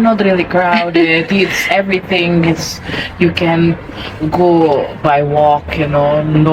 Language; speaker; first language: English; non-native, fluent; Indonesian